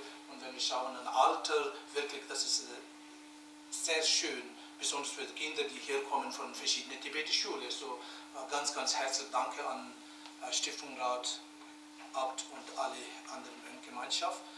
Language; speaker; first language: German; non-native, learner; Tibetan